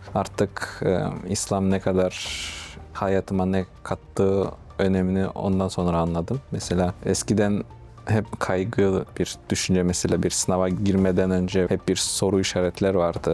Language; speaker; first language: Turkish; non-native, fluent; Russian